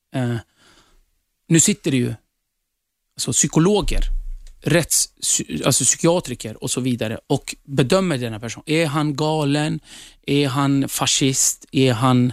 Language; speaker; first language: Swedish; early bilingual, other home language; Kurdish